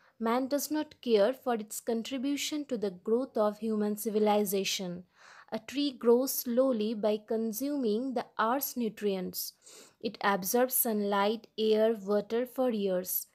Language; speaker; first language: English; non-native, local second language; Bangla